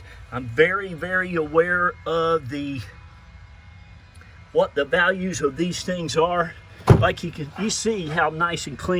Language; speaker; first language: English; native; English